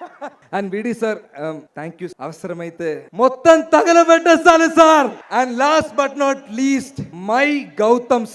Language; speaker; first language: Telugu; non-native, learner; Malayalam